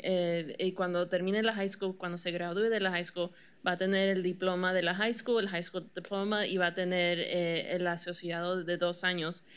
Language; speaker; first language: Spanish; early bilingual, heritage; Spanish